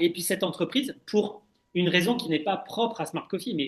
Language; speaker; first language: French; native; French